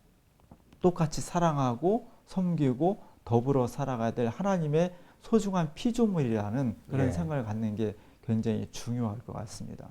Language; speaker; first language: Korean; native; Korean